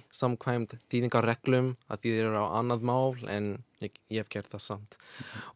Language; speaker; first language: Icelandic; non-native, fluent; English